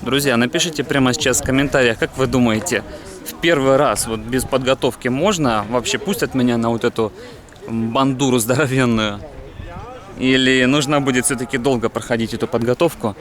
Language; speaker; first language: Russian; native; Russian